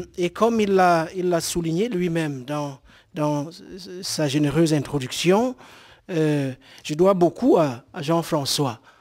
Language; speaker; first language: French; non-native, local second language; Basaa